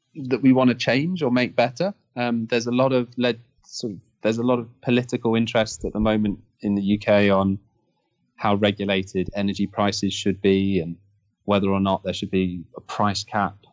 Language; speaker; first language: English; native; English